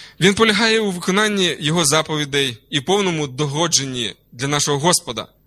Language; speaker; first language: Ukrainian; non-native, local second language; Russian